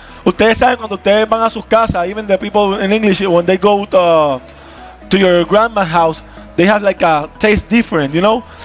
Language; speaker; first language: English; non-native, learner; Spanish